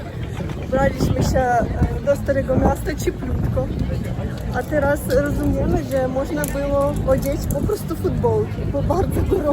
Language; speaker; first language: Polish; non-native, learner; Russian